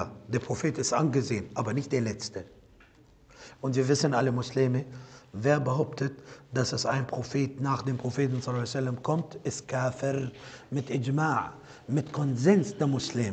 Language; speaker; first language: German; non-native, fluent; Arabic